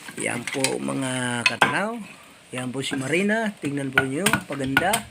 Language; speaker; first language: Filipino; native; Filipino